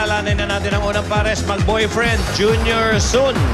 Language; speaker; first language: Filipino; native; Filipino